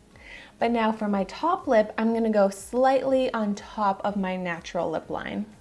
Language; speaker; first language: English; native; English